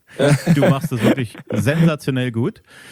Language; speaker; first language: German; native; German